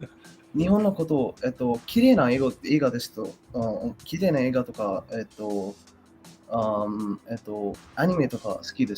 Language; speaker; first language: Japanese; non-native, learner; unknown